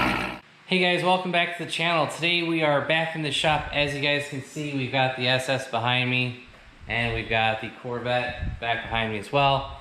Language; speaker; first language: English; native; English